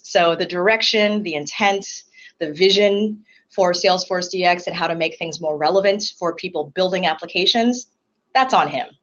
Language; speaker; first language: English; native; English